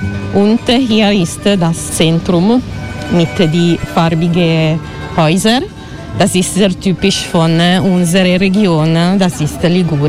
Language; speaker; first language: German; non-native, learner; Italian